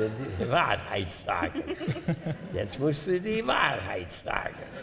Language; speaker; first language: German; non-native, fluent; Dutch